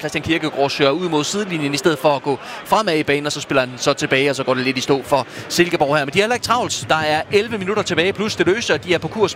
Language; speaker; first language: Danish; native; Danish